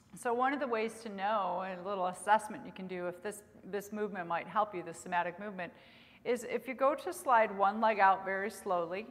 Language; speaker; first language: English; native; English